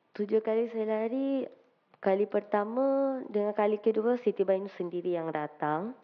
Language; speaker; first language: Malay; non-native, local second language; Tamil